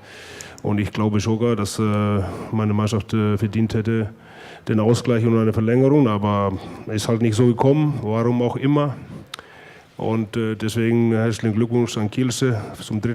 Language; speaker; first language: German; non-native, fluent; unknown